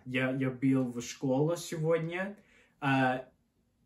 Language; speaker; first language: Russian; non-native, learner; English